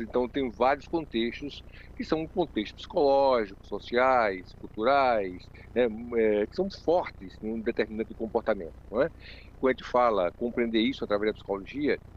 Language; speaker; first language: Portuguese; native; Portuguese